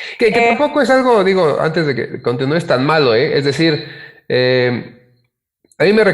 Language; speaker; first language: Spanish; native; Spanish